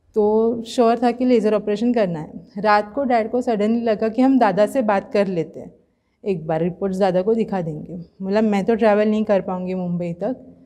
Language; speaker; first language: Hindi; non-native, local second language; Marathi